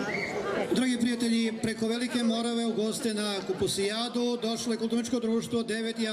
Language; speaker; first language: Bosnian; native; Bosnian